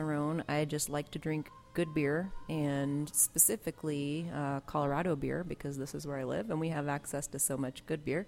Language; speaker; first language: English; native; English